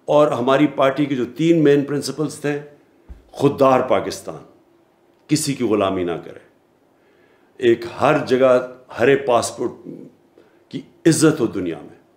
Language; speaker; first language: Urdu; native; Urdu